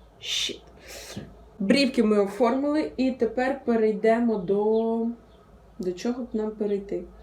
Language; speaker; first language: Ukrainian; non-native, local second language; Russian